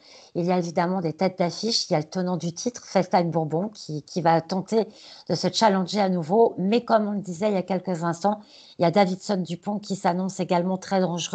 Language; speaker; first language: French; native; French